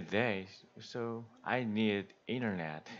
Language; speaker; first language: English; non-native, learner; Korean